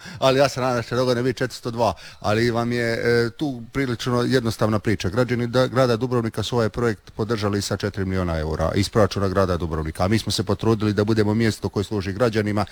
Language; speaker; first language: Croatian; native; Croatian